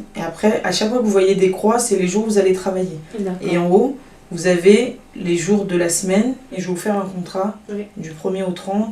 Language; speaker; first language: French; native; French